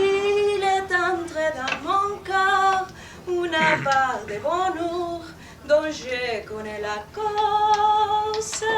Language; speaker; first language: French; non-native, fluent; Spanish